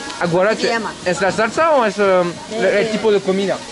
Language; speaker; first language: Spanish; non-native, learner; French